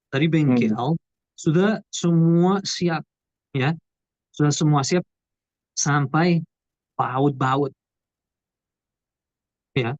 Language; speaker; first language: Indonesian; non-native, learner; Portuguese